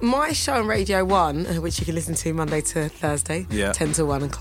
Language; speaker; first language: English; native; English